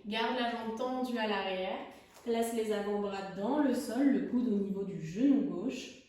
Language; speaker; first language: French; native; French